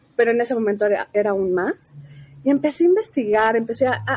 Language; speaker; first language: Spanish; native; Spanish